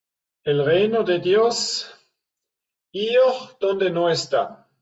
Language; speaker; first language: Spanish; non-native, fluent; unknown